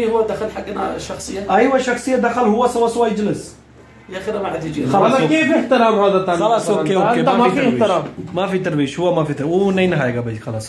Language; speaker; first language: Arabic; non-native, learner; Urdu